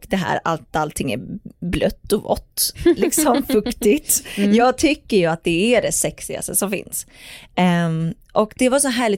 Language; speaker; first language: Swedish; native; Swedish